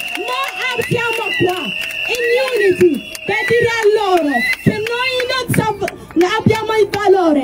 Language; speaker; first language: Italian; non-native, learner; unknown